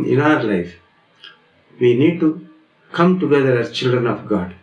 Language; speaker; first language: English; non-native, local second language; Tamil